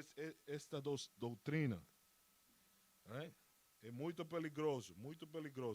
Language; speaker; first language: Portuguese; non-native, fluent; Spanish